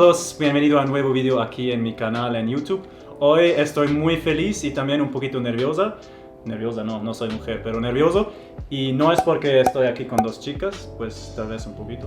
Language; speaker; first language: Spanish; non-native, fluent; German